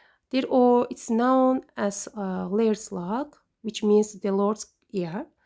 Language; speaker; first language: English; non-native, fluent; Azerbaijani